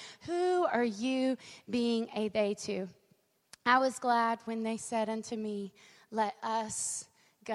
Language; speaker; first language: English; native; English